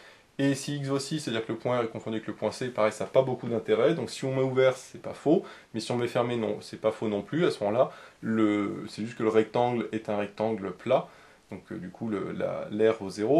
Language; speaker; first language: French; native; French